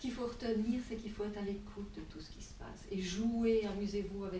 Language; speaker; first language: French; native; French